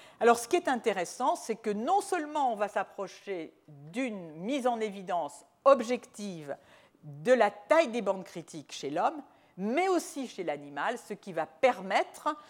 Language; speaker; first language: French; native; French